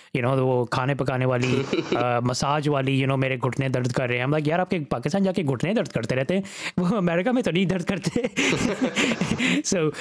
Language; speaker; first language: Urdu; early bilingual, heritage; Hindi